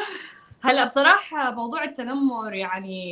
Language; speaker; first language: Arabic; native; Arabic